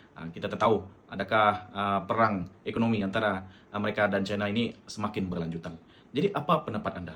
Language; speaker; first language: Malay; native; Malay